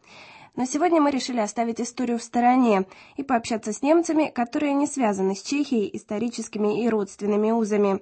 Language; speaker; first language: Russian; native; Russian